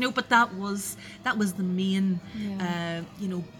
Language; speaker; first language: English; native; English